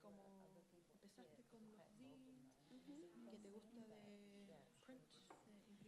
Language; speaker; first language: Spanish; non-native, learner; English